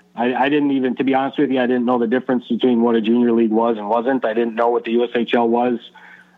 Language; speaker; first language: English; native; English